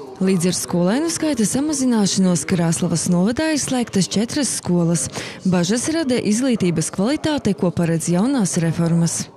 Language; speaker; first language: Latvian; native; Latvian